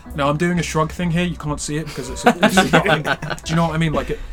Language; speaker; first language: English; native; English